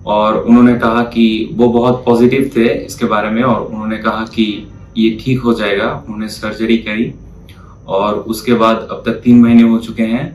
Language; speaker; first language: Hindi; non-native, fluent; Bangla